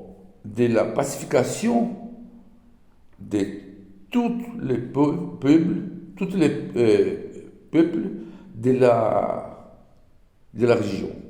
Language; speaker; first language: French; non-native, learner; Portuguese